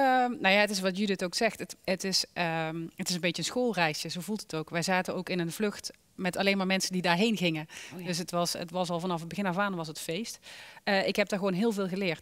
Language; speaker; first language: Dutch; native; Dutch